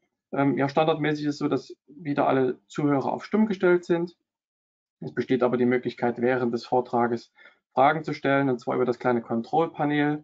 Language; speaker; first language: German; native; German